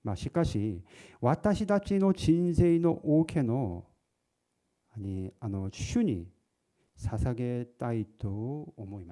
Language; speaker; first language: Japanese; non-native, fluent; Korean